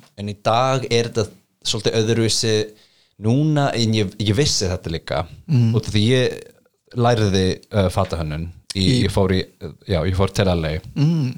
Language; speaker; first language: Icelandic; early bilingual, heritage; English